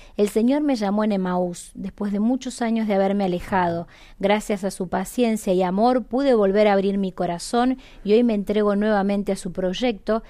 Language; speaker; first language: Spanish; native; Spanish